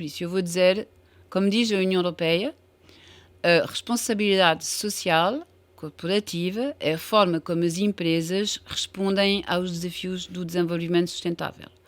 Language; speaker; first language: Portuguese; non-native, fluent; French